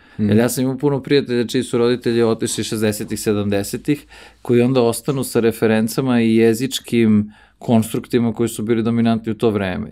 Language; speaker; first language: Serbian; early bilingual, heritage; Serbian